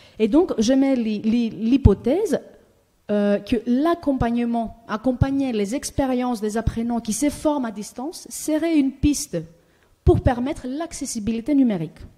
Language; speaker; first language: French; non-native, fluent; Greek